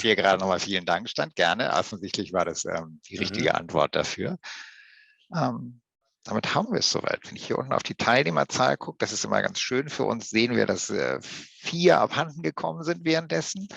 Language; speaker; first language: German; native; German